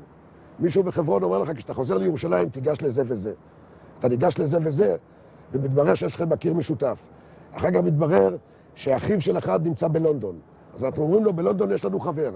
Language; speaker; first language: Hebrew; native; Hebrew